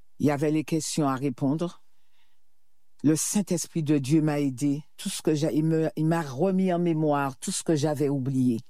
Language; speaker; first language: French; native; French